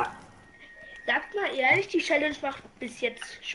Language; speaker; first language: German; non-native, learner; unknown